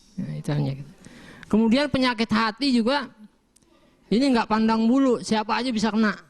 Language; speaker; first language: Indonesian; native; Indonesian